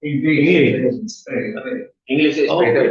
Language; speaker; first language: English; non-native, learner; Indonesian